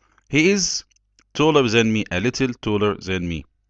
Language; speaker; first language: English; non-native, fluent; Arabic